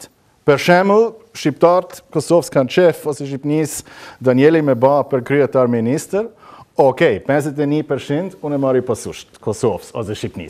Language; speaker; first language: Albanian; non-native, learner; German